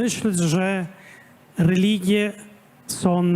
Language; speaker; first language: Polish; non-native, fluent; Italian